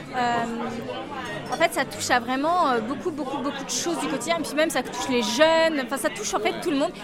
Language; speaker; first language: French; native; French